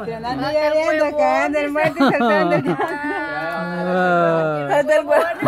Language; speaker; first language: Spanish; native; Spanish